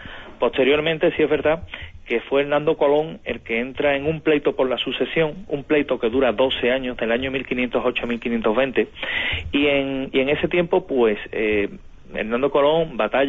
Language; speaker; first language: Spanish; native; Spanish